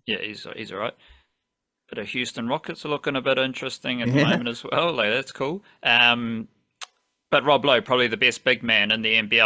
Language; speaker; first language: English; native; English